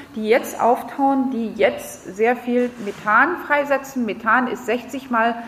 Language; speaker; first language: German; non-native, fluent; French